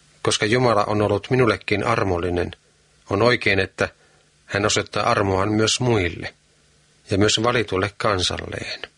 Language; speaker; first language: Finnish; native; Finnish